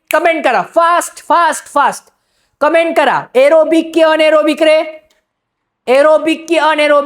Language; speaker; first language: Hindi; non-native, local second language; Marathi